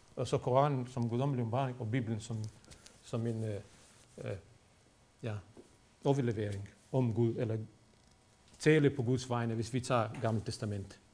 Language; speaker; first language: Danish; non-native, fluent; Bosnian